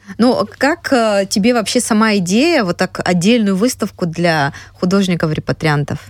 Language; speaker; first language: Russian; native; Russian